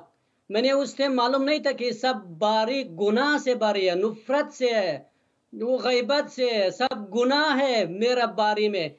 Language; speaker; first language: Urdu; non-native, learner; Persian